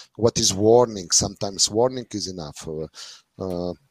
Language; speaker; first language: English; non-native, fluent; Slovenian